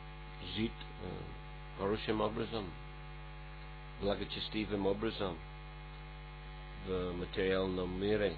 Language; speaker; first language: Russian; non-native, fluent; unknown